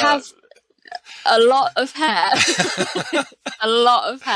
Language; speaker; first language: English; native; English